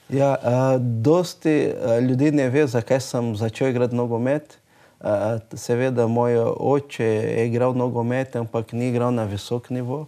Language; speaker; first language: Slovenian; non-native, learner; Portuguese